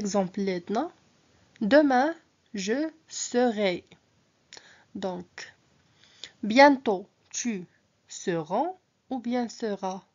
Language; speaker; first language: French; non-native, local second language; Arabic